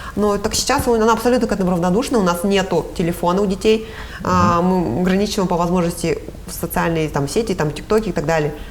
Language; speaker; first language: Russian; native; Russian